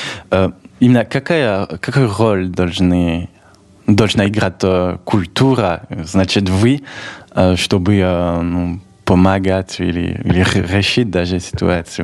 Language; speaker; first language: Russian; non-native, learner; French